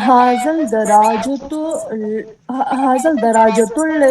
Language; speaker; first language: Arabic; non-native, learner; Urdu